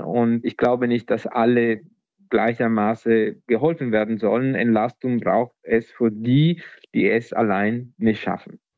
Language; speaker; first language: German; non-native, fluent; Italian